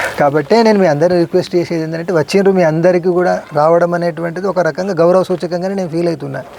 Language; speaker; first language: Telugu; native; Telugu